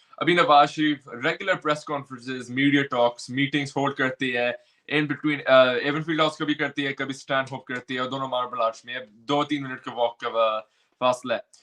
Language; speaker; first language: Urdu; early bilingual, heritage; Urdu